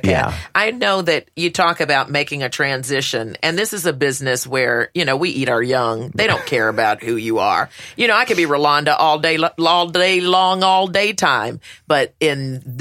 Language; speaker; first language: English; native; English